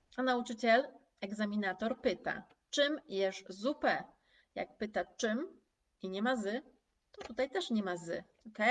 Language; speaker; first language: Polish; native; Polish